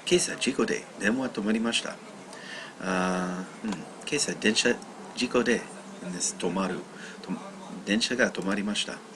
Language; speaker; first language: Japanese; non-native, learner; English